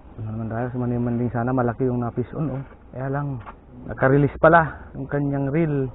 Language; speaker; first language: Filipino; non-native, local second language; Bikol